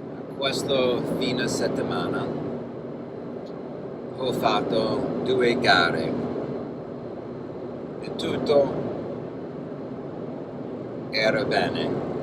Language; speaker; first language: Italian; non-native, learner; English